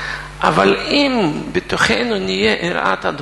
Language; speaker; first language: Hebrew; non-native, fluent; Russian